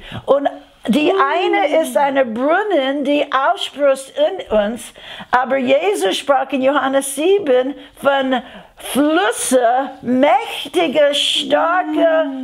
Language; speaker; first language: German; non-native, fluent; English